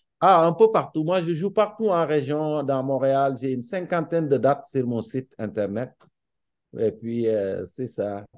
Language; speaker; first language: French; non-native, local second language; Serer